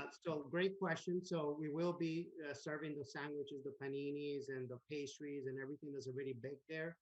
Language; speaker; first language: English; non-native, fluent; Spanish